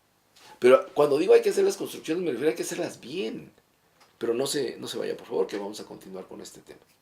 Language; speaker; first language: Spanish; native; Spanish